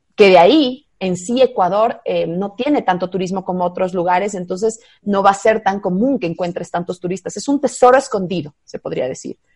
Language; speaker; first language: Spanish; native; Spanish